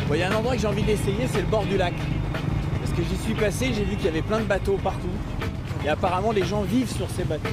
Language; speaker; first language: French; native; French